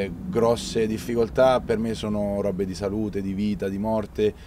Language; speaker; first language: Italian; native; Italian